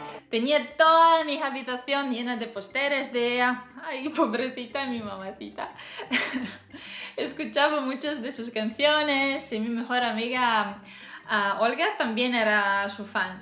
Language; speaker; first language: Spanish; non-native, fluent; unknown